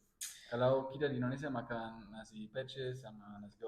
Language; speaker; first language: Indonesian; non-native, fluent; German